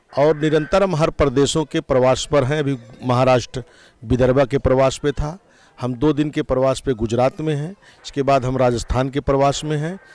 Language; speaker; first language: Hindi; native; Hindi